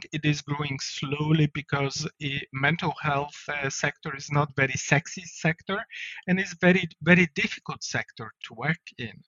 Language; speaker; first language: English; non-native, fluent; Polish